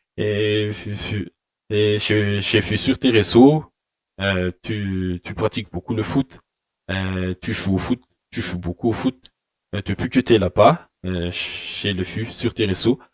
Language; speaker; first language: French; non-native, local second language; Malagasy